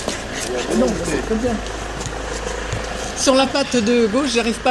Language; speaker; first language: French; native; French